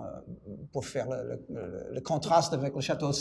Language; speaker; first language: French; non-native, fluent; English